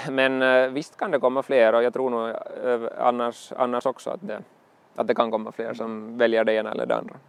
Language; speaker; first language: Swedish; native; Swedish